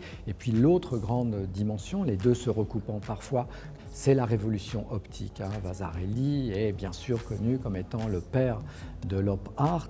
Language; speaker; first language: French; native; French